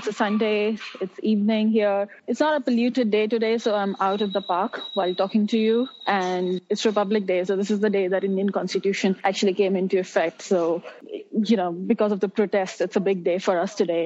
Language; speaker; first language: English; non-native, local second language; Hindi